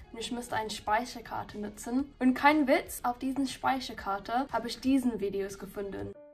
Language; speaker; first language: German; non-native, fluent; English